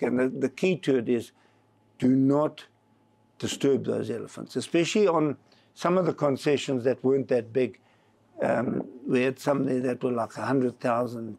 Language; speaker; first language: English; native; English